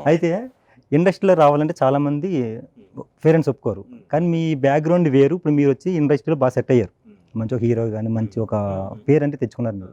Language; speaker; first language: Telugu; native; Telugu